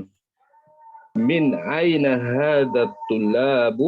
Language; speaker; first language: Arabic; non-native, learner; Indonesian